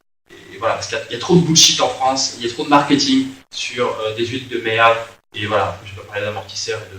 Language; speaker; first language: French; native; French